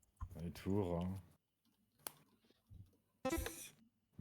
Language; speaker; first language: French; native; French